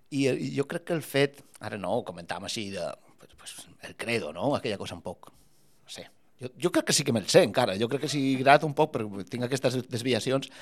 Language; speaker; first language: Catalan; native; Catalan